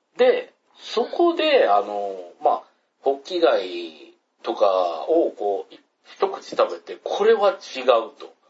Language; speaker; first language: Japanese; native; Japanese